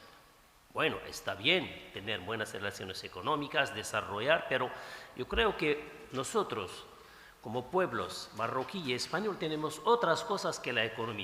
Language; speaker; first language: Spanish; non-native, fluent; Arabic